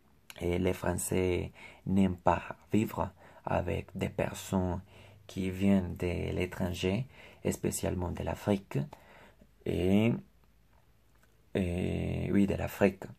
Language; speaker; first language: French; non-native, learner; Spanish